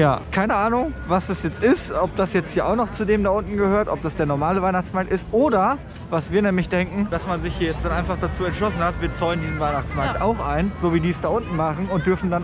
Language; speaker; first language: German; native; German